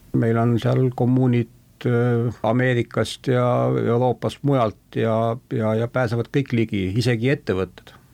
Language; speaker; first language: Estonian; native; Estonian